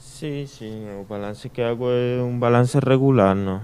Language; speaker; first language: Portuguese; non-native, learner; Spanish